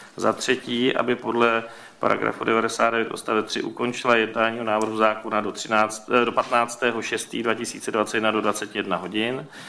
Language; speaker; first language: Czech; native; Czech